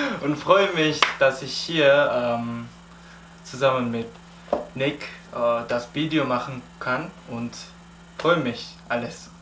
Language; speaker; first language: German; non-native, learner; Korean